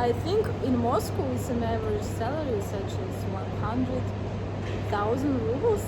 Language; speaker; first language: English; non-native, learner; Russian